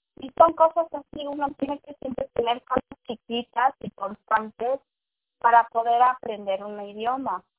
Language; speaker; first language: Spanish; early bilingual, heritage; Spanish